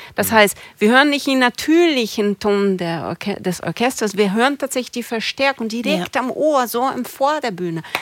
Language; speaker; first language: German; non-native, fluent; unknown